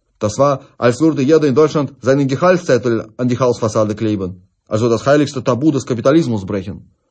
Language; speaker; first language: German; non-native, fluent; Russian